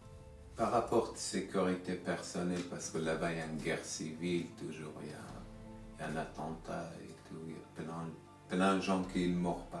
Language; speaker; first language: French; non-native, learner; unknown